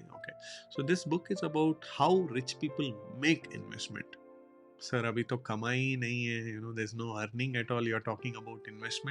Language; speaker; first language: English; non-native, local second language; Hindi